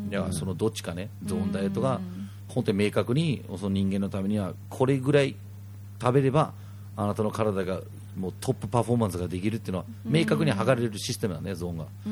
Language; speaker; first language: Japanese; non-native, fluent; Danish